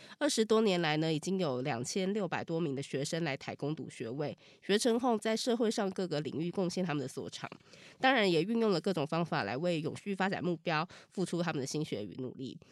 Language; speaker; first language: Chinese; native; Chinese